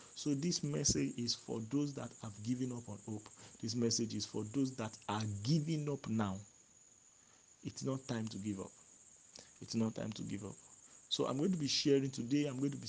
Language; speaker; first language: English; non-native, local second language; Yoruba